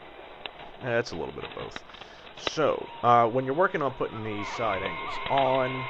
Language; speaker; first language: English; native; English